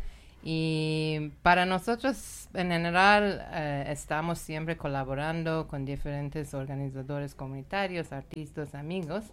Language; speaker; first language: Spanish; non-native, learner; Persian